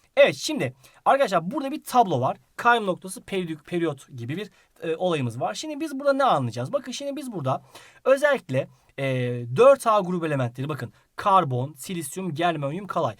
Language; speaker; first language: Turkish; native; Turkish